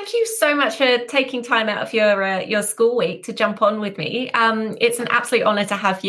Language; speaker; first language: English; native; English